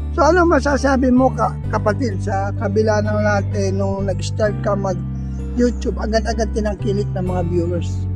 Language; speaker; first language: Filipino; native; Filipino